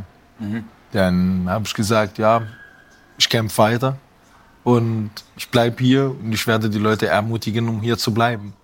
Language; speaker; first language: German; non-native, fluent; Arabic